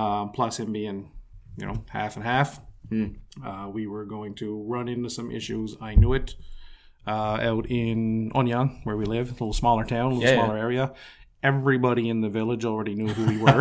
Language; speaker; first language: English; native; English